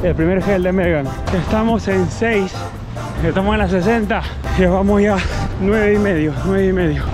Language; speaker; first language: Spanish; native; Spanish